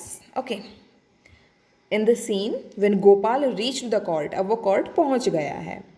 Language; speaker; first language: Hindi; native; Hindi